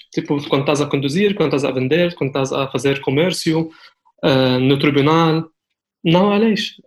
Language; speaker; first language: Portuguese; non-native, fluent; Arabic